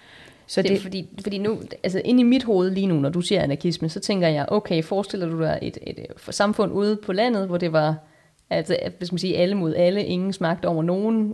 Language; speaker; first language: Danish; native; Danish